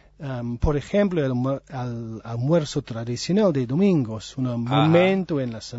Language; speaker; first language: Spanish; non-native, learner; English